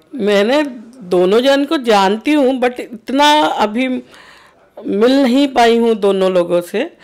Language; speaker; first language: Hindi; native; Hindi